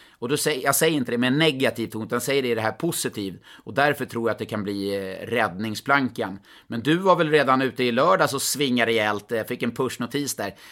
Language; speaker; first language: Swedish; native; Swedish